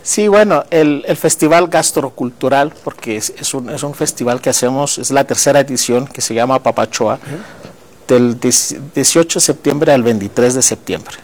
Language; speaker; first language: Spanish; non-native, fluent; Greek